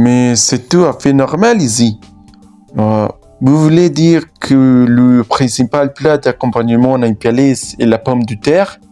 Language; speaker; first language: French; non-native, learner; Spanish